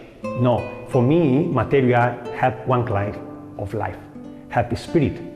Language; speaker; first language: English; non-native, learner; Spanish